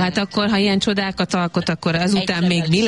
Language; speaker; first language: Hungarian; native; Hungarian